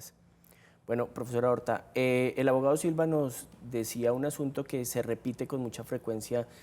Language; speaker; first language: Spanish; native; Spanish